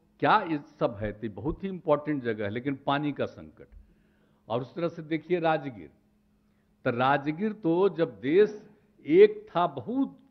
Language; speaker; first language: Hindi; native; Hindi